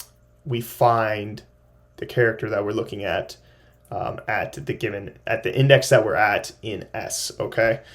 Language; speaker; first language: English; native; English